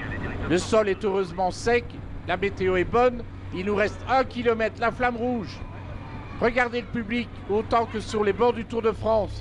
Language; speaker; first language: French; native; French